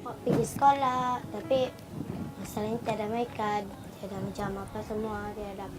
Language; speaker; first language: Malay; early bilingual, other home language; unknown